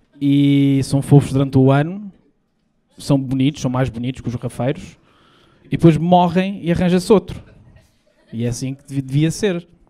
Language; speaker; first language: Portuguese; native; Portuguese